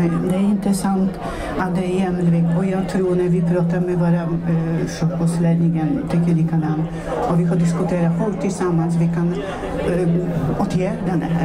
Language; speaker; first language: Swedish; non-native, fluent; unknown